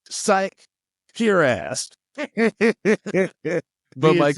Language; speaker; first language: English; native; English